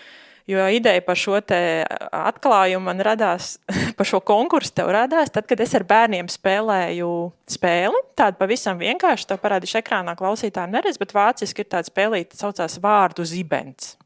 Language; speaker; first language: Latvian; native; Latvian